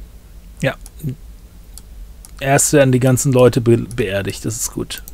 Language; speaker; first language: German; native; German